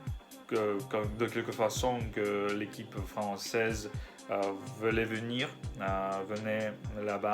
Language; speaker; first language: French; non-native, learner; Russian